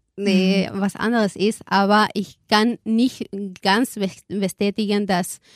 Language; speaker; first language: German; non-native, fluent; Spanish